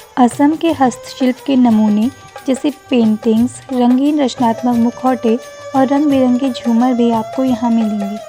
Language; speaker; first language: Hindi; native; Hindi